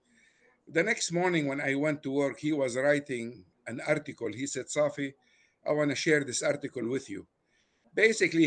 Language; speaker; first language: English; non-native, fluent; Arabic